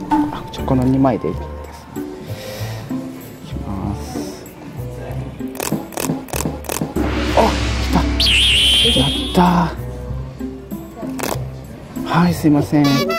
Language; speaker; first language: Japanese; native; Japanese